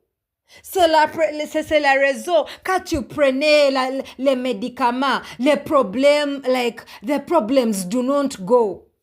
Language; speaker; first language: French; non-native, learner; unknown